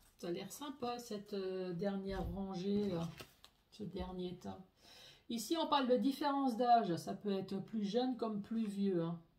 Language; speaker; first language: French; native; French